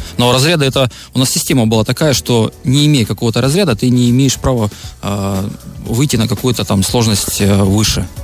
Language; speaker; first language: Russian; native; Russian